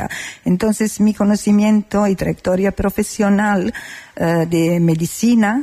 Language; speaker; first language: Spanish; non-native, learner; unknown